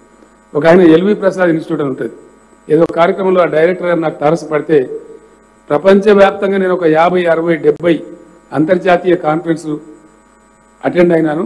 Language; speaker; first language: Telugu; native; Telugu